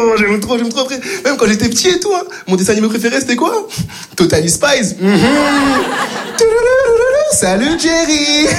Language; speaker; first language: French; native; French